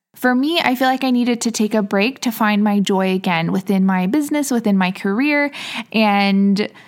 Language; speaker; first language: English; native; English